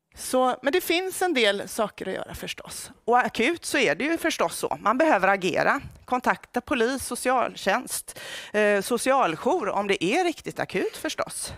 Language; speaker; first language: Swedish; native; Swedish